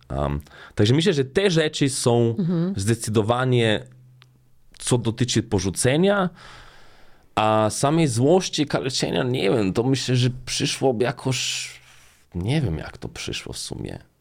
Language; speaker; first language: Polish; non-native, fluent; Slovenian